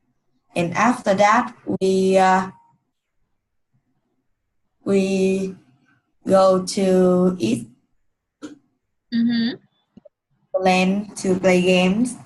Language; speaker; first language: English; non-native, learner; Vietnamese